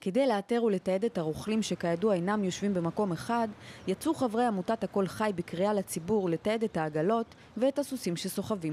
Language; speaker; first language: Hebrew; native; Hebrew